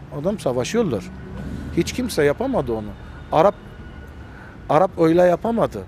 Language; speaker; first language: Turkish; non-native, fluent; Armenian